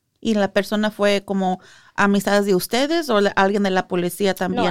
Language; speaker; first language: Spanish; early bilingual, heritage; English